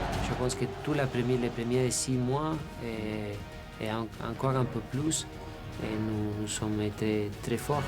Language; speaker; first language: French; non-native, learner; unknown